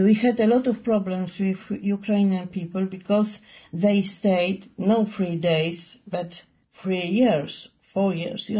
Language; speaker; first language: English; non-native, learner; Polish